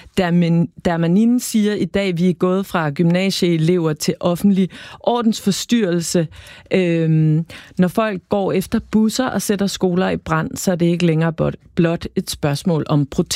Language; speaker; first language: Danish; native; Danish